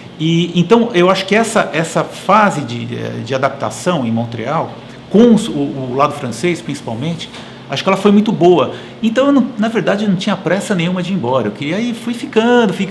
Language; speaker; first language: Portuguese; native; Portuguese